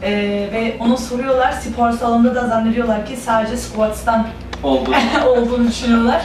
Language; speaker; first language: Turkish; early bilingual, heritage; Turkish